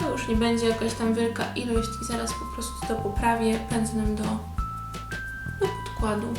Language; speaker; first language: Polish; native; Polish